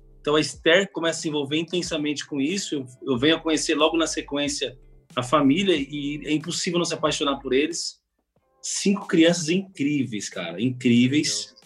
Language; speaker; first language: Portuguese; native; Portuguese